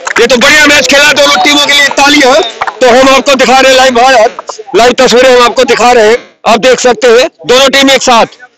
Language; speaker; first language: Hindi; non-native, local second language; Punjabi